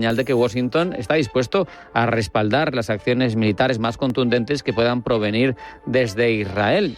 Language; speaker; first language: Spanish; native; Spanish